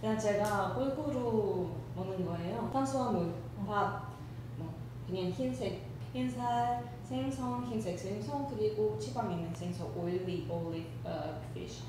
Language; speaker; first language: Korean; non-native, learner; Russian